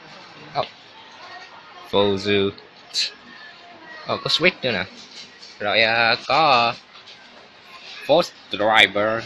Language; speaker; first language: Vietnamese; early bilingual, heritage; Vietnamese